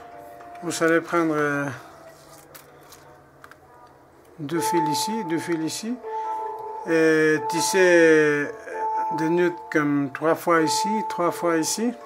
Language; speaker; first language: French; non-native, learner; Spanish